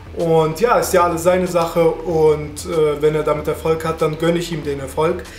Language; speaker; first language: German; early bilingual, other home language; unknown